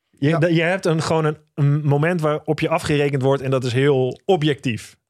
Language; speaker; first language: Dutch; native; Dutch